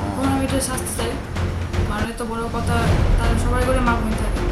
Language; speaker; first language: Bangla; native; Bangla